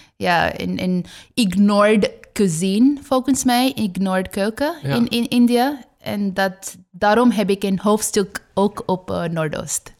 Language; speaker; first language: Dutch; non-native, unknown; Bangla